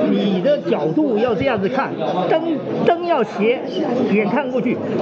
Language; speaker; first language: Chinese; native; Chinese